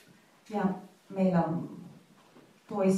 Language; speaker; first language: Finnish; non-native, fluent; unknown